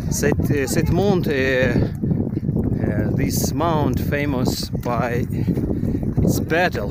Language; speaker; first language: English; non-native, learner; Ukrainian